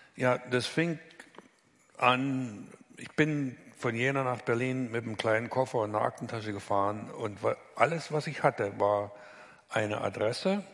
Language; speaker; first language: German; native; German